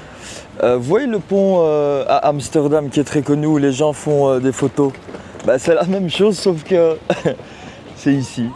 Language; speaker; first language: French; early bilingual, heritage; Turkish